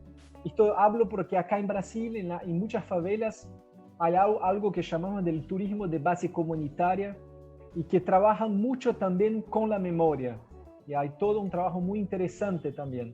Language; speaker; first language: Spanish; non-native, fluent; Portuguese